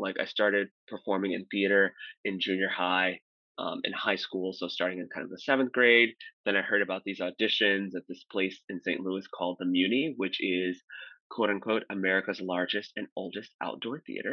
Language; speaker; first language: English; native; English